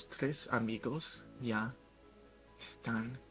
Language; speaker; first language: Spanish; non-native, learner; English